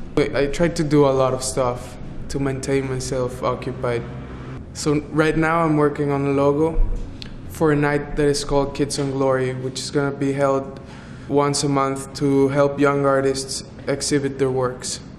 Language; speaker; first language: English; non-native, fluent; Spanish